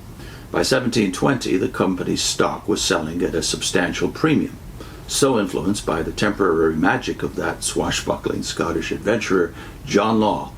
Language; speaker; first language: English; native; English